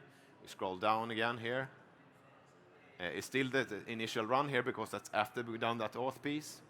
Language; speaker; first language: English; non-native, fluent; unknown